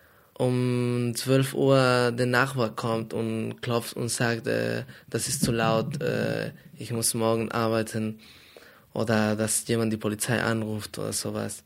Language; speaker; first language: German; non-native, fluent; Spanish